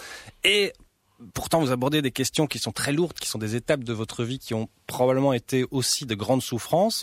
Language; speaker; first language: French; native; French